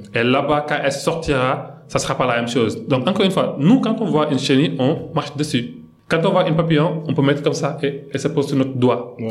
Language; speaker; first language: French; non-native, local second language; Wolof